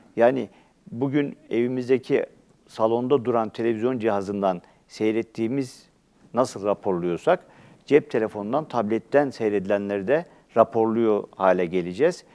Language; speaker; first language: Turkish; native; Turkish